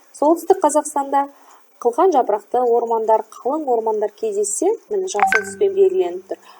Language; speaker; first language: Kazakh; native; Kazakh